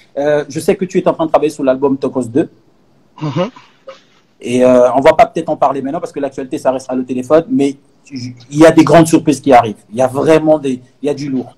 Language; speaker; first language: French; non-native, local second language; Lingala